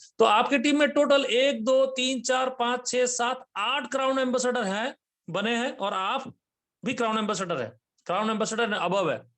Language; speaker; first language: Hindi; non-native, local second language; Nepali